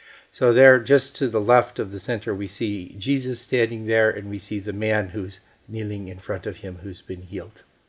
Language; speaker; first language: English; native; English